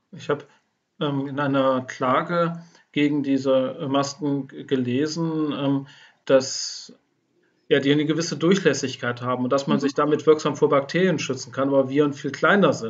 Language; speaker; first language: German; native; German